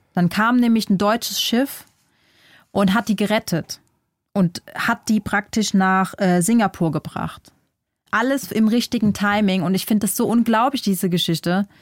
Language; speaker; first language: German; early bilingual, other home language; Vietnamese